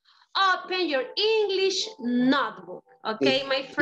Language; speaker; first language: English; non-native, learner; Spanish